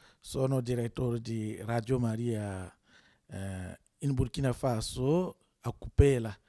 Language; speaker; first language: Italian; non-native, learner; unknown